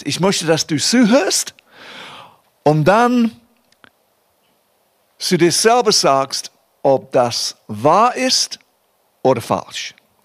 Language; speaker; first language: German; non-native, fluent; English